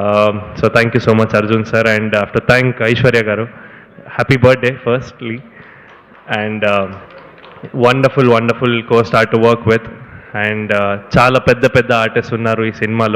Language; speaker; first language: Telugu; non-native, learner; Kannada